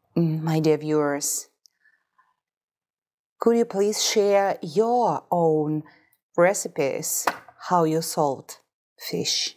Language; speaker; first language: English; non-native, fluent; Russian